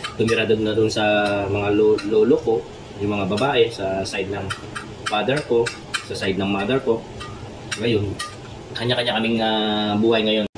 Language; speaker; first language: Filipino; non-native, local second language; Pampanga